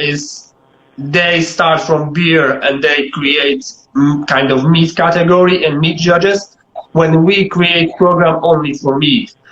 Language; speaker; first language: English; non-native, learner; Polish